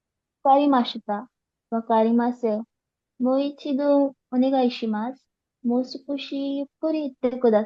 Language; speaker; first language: Japanese; non-native, learner; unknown